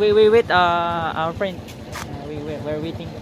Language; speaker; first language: English; non-native, learner; Filipino